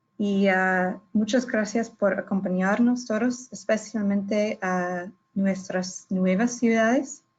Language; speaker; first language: Spanish; non-native, learner; English